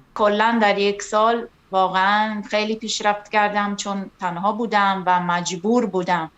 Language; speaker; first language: Persian; non-native, fluent; Italian